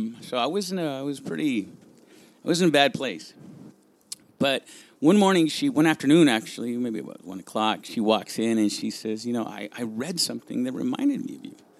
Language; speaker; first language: English; early bilingual, other home language; Spanish